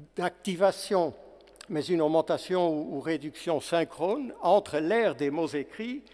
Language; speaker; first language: French; non-native, fluent; Portuguese